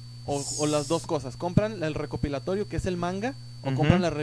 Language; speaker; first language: Spanish; native; Spanish